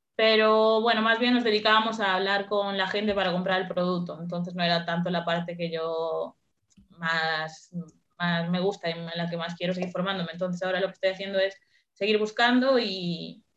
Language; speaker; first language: Spanish; native; Spanish